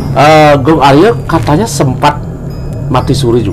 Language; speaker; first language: Indonesian; native; Indonesian